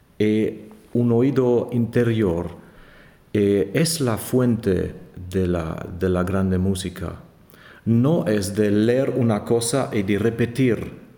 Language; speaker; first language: Spanish; non-native, learner; German